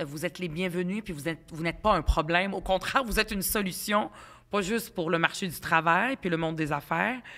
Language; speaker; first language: French; early bilingual, other home language; Arabic